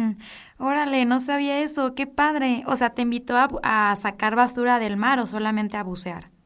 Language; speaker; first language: Spanish; native; Spanish